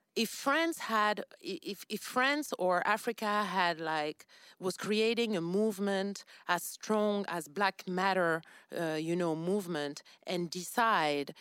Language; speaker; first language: English; non-native, fluent; French